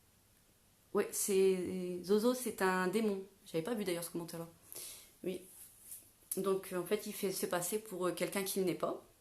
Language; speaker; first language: French; native; French